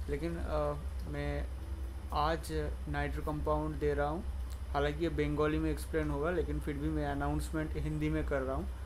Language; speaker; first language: Hindi; non-native, local second language; Bangla